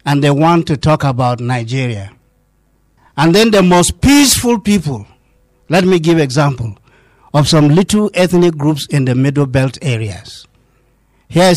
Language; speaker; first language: English; non-native, local second language; Hausa